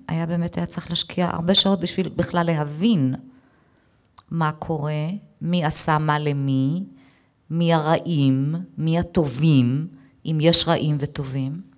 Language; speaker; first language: Hebrew; native; Hebrew